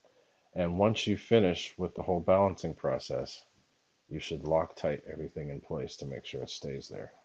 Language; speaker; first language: English; native; English